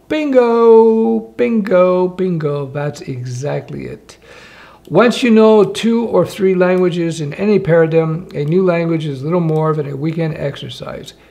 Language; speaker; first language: English; native; English